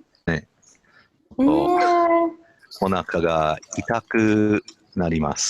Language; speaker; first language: Japanese; non-native, fluent; English